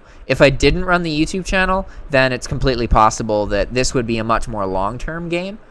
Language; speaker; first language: English; native; English